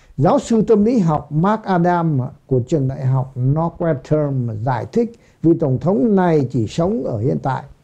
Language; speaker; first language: Vietnamese; native; Vietnamese